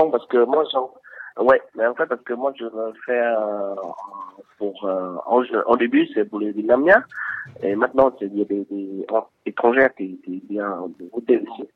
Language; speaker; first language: French; non-native, learner; Vietnamese